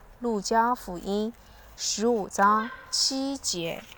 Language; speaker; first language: Chinese; non-native, learner; Korean